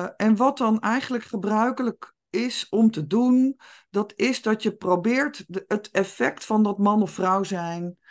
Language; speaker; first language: Dutch; native; Dutch